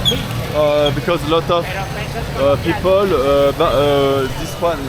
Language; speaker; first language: English; non-native, learner; French